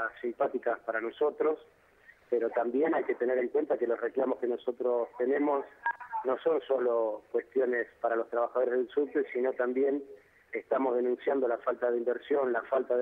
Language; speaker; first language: Spanish; native; Spanish